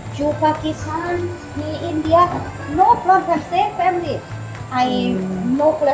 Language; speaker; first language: English; non-native, learner; Lao